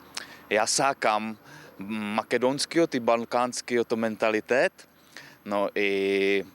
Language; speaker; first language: Macedonian; non-native, learner; Czech